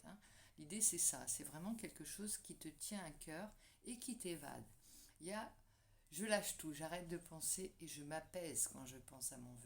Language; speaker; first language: French; native; French